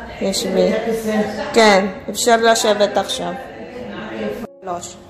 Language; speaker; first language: Hebrew; non-native, learner; Filipino